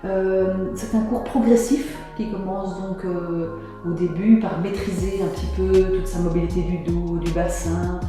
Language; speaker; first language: French; native; French